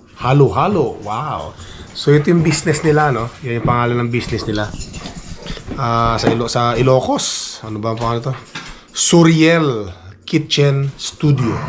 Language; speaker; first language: Filipino; non-native, local second language; Iloko